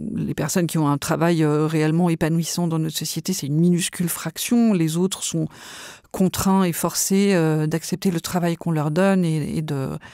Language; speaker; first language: French; native; French